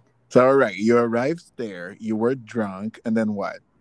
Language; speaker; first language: English; non-native, fluent; Portuguese